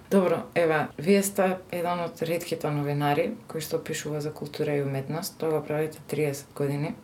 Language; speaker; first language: Macedonian; native; Macedonian